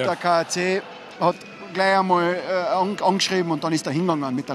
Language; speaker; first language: German; native; German